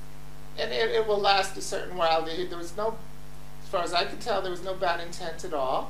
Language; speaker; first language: English; native; English